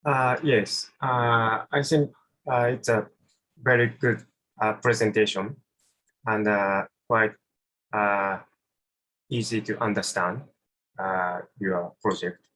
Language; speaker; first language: English; non-native, fluent; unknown